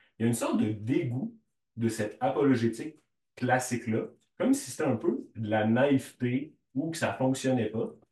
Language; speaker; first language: French; native; French